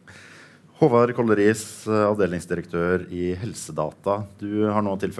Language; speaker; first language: Norwegian; native; Norwegian